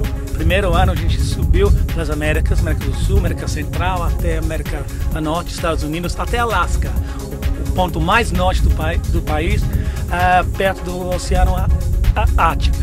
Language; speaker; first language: Portuguese; non-native, fluent; English